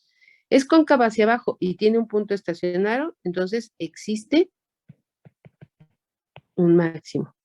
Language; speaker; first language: Spanish; native; Spanish